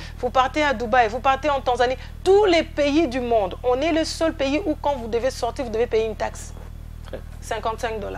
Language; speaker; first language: French; non-native, local second language; Lingala